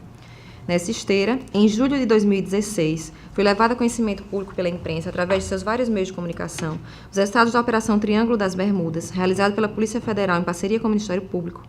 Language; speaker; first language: Portuguese; native; Portuguese